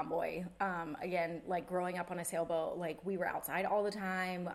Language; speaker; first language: English; native; English